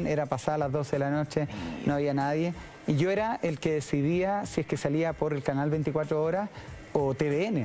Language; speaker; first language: Spanish; native; Spanish